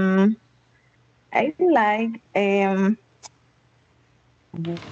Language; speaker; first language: English; non-native, learner; Spanish